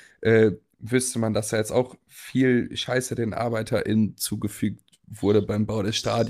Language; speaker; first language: German; native; German